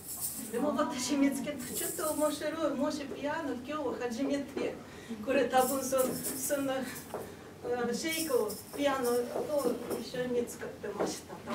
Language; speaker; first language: Japanese; non-native, learner; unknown